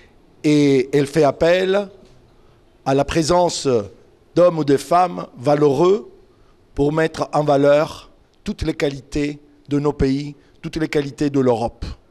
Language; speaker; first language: French; non-native, fluent; Greek